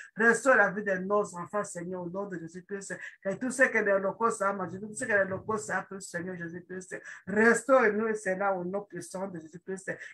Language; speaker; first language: French; non-native, local second language; Lingala